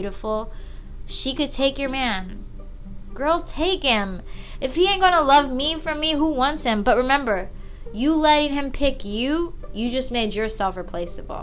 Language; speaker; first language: English; native; English